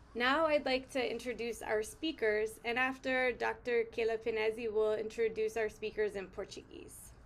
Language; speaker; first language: English; native; English